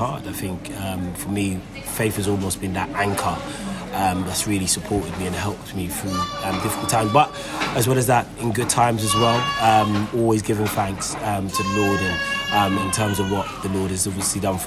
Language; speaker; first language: English; native; English